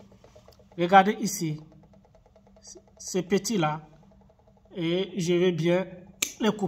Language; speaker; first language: French; non-native, local second language; Arabic